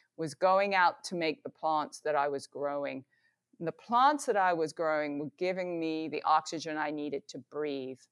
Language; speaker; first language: English; native; English